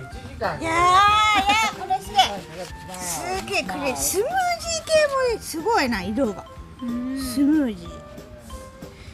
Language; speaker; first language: Japanese; native; Japanese